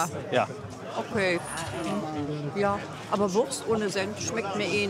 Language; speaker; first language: German; native; German